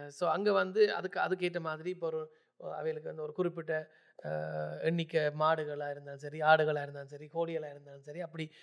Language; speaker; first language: Tamil; early bilingual, heritage; Tamil